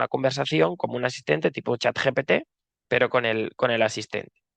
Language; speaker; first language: Spanish; native; Spanish